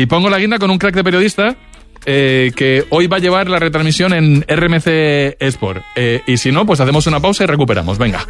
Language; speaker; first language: Spanish; native; Spanish